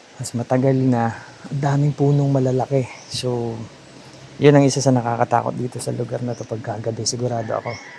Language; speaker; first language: Filipino; non-native, local second language; Hiligaynon